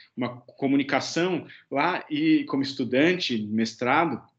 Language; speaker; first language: Portuguese; native; Portuguese